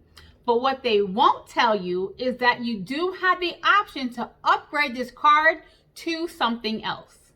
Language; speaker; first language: English; native; English